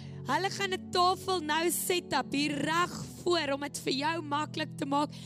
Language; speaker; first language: Afrikaans; native; Afrikaans